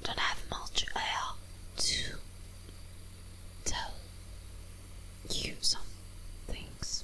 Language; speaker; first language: English; non-native, learner; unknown